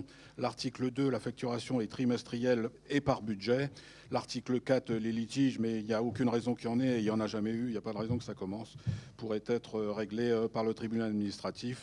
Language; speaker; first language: French; native; French